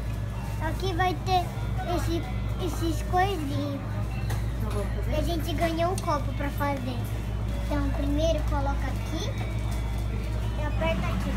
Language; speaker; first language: Portuguese; early bilingual, heritage; Portuguese